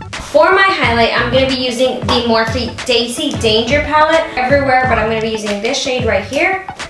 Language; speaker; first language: English; early bilingual, other home language; Spanish